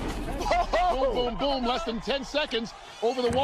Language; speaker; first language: English; native; English